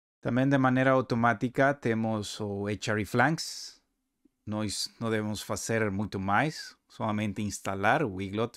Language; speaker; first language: Portuguese; non-native, learner; Spanish